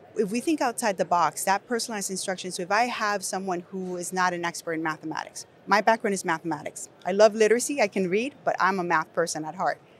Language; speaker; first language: English; non-native, fluent; Spanish